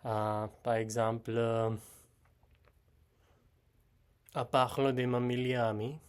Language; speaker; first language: French; non-native, learner; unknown